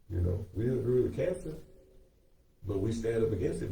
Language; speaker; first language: English; native; English